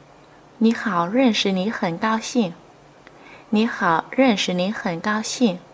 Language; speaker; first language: Chinese; non-native, fluent; Vietnamese